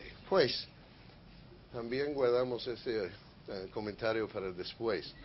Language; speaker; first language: Spanish; non-native, fluent; English